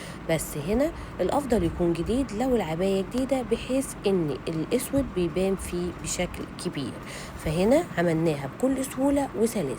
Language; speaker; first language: Arabic; native; Arabic